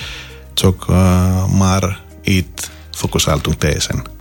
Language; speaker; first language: Hungarian; non-native, fluent; Greek